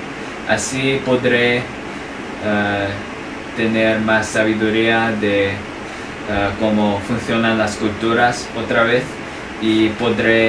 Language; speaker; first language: Spanish; non-native, fluent; English